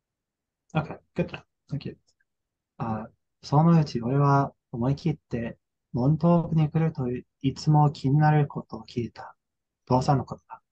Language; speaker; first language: Japanese; non-native, learner; English